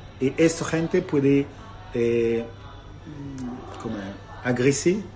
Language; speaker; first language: Spanish; non-native, learner; Italian